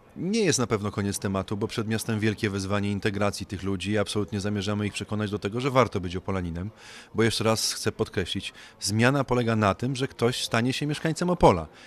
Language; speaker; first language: Polish; native; Polish